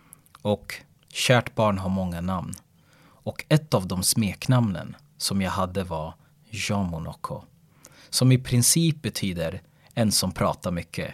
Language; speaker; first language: Swedish; early bilingual, other home language; Lingala